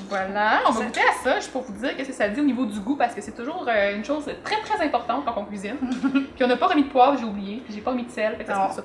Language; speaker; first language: French; native; French